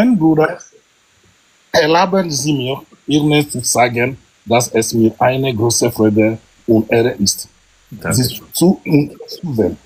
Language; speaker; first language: German; non-native, fluent; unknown